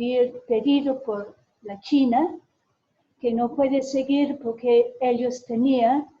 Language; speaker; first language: Spanish; non-native, fluent; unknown